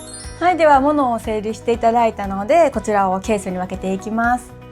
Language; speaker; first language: Japanese; native; Japanese